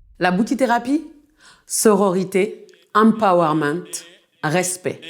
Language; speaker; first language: French; early bilingual, other home language; Bambara